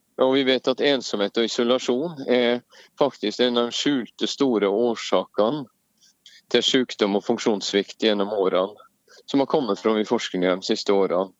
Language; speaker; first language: Norwegian; native; Norwegian